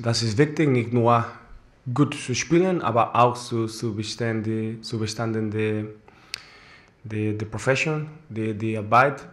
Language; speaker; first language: German; non-native, fluent; Spanish